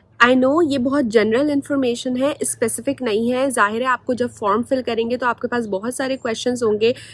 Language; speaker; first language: Urdu; native; Urdu